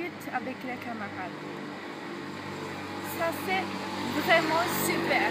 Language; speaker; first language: French; non-native, learner; Japanese